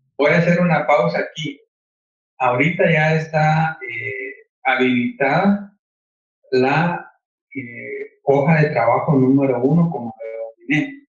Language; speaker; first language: Spanish; native; Spanish